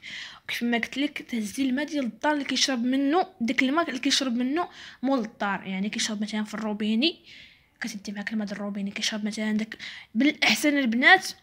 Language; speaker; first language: Arabic; native; Arabic